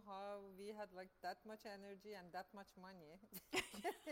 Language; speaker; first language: English; non-native, fluent; Turkish